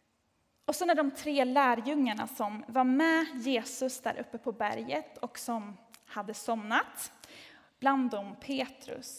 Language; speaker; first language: Swedish; native; Swedish